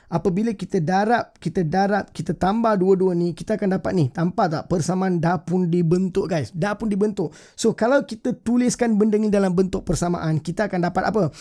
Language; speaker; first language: Malay; native; Malay